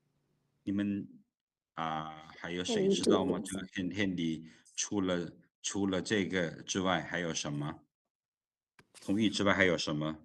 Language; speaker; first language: Chinese; non-native, fluent; Lao